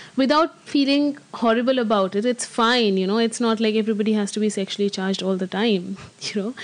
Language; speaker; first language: English; non-native, local second language; Hindi